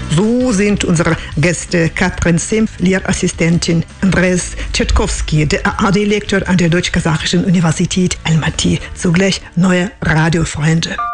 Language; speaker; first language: German; non-native, fluent; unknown